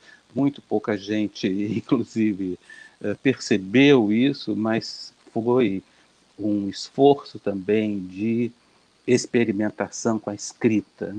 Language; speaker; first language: Portuguese; native; Portuguese